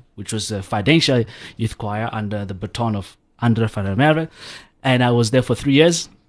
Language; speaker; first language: English; non-native, local second language; Southern Sotho